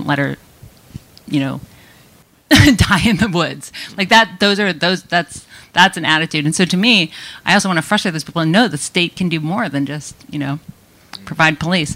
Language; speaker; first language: English; native; English